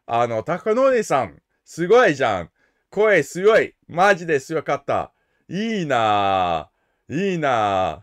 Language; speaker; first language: Japanese; non-native, learner; English